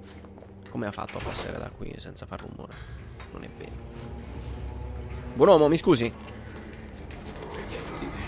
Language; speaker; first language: Italian; native; Italian